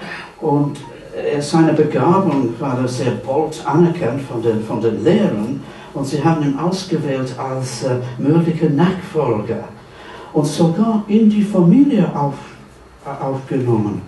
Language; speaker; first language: German; non-native, fluent; English